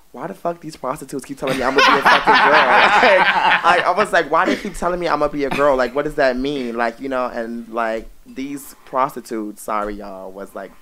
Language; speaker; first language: English; native; English